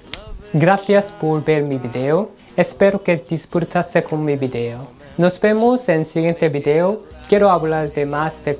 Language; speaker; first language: Spanish; non-native, learner; Korean